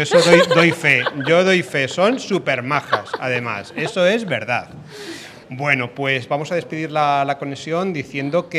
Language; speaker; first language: Spanish; native; Spanish